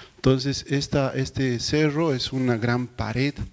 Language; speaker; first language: Spanish; native; Spanish